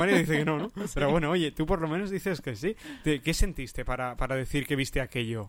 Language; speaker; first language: Spanish; native; Spanish